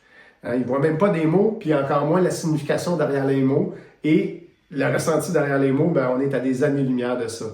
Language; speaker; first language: French; native; French